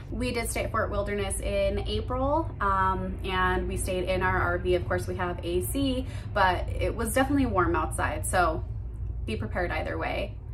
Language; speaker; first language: English; native; English